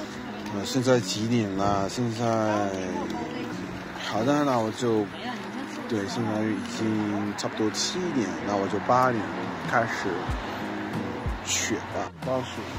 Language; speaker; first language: Chinese; non-native, fluent; English